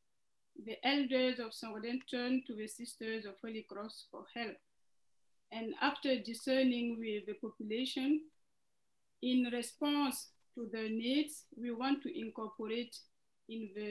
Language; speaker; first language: English; non-native, fluent; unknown